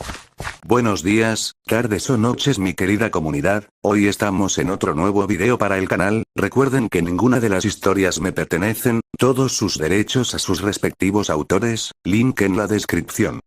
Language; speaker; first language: Spanish; native; Spanish